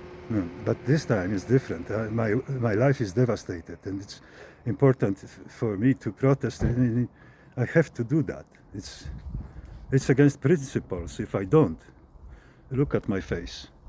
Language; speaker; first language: English; non-native, fluent; Polish